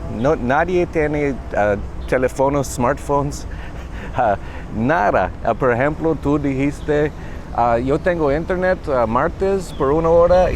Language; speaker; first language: Spanish; non-native, learner; English